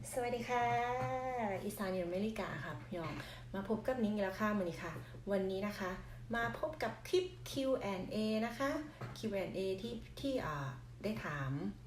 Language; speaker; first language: Thai; non-native, local second language; Northeastern Thai